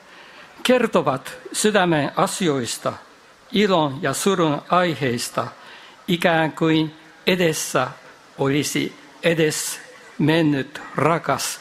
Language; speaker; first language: Finnish; non-native, fluent; Japanese